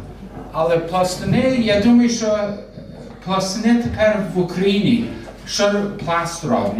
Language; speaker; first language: Ukrainian; early bilingual, heritage; Ukrainian